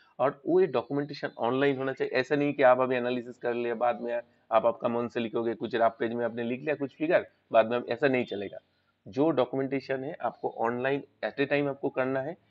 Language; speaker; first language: Hindi; non-native, local second language; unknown